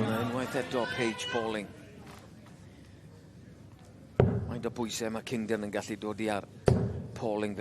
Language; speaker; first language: Welsh; native; Welsh